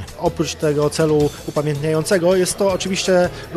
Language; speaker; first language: Polish; native; Polish